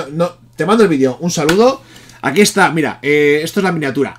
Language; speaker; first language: Spanish; native; Spanish